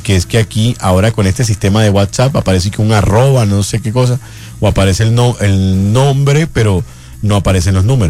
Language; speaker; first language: Spanish; native; Spanish